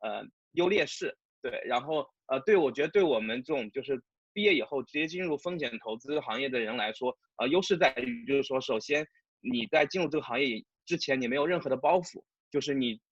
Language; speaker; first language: Chinese; native; Chinese